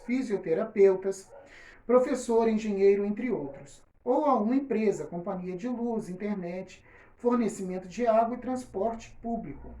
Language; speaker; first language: Portuguese; native; Portuguese